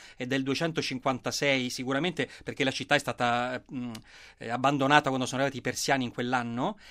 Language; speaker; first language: Italian; native; Italian